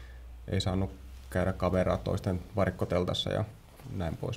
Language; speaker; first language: Finnish; native; Finnish